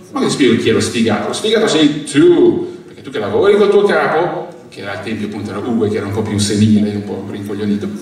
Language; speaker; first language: Italian; native; Italian